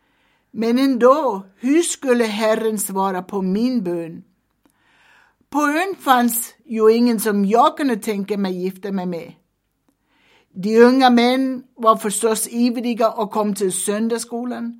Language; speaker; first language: Swedish; early bilingual, heritage; Swedish